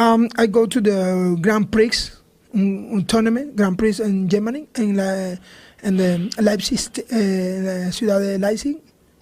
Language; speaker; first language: English; non-native, learner; Spanish